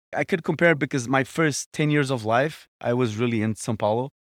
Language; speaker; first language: English; non-native, fluent; Portuguese